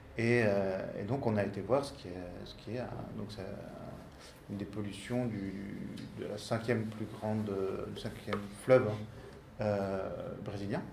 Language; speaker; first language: French; native; French